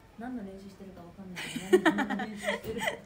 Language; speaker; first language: Japanese; native; Japanese